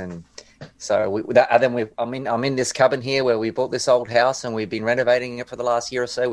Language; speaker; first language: English; native; English